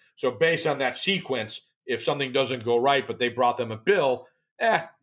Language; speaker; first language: English; native; English